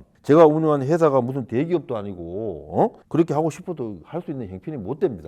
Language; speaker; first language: Korean; native; Korean